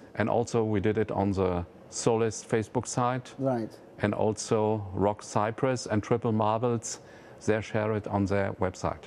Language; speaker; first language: English; non-native, fluent; German